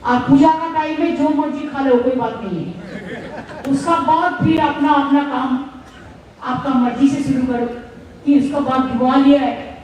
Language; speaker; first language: Hindi; non-native, local second language; Bangla